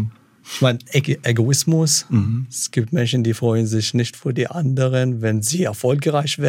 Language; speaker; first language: German; non-native, fluent; Arabic